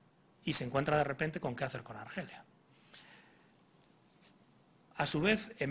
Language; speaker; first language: Spanish; native; Spanish